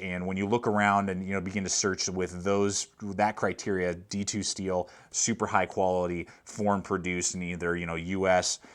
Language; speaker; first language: English; native; English